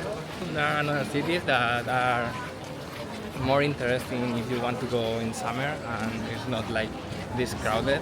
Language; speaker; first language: English; non-native, fluent; Spanish